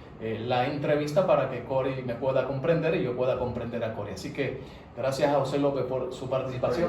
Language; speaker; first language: Spanish; native; Spanish